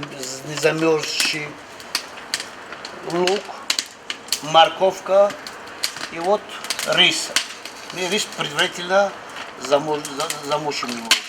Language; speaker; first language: Russian; non-native, local second language; Tajik